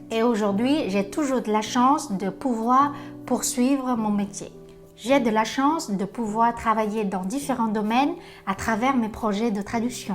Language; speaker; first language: French; non-native, fluent; Vietnamese